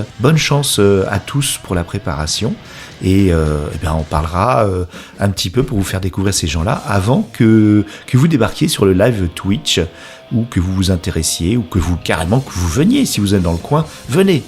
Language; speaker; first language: French; native; French